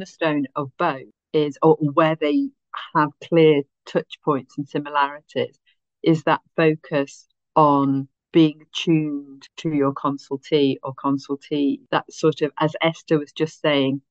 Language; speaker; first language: English; native; English